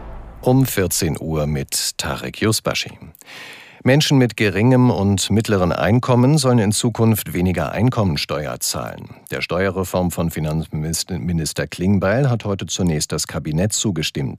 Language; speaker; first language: German; native; German